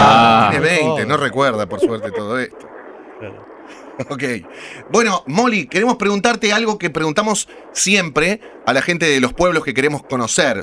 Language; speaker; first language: Spanish; native; Spanish